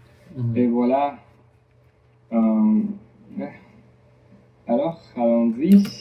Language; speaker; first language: French; non-native, learner; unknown